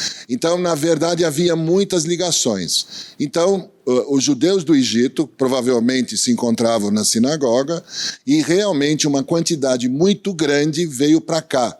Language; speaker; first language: Portuguese; early bilingual, other home language; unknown